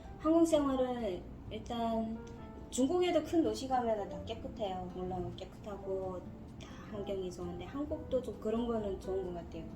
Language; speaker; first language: Korean; early bilingual, heritage; Korean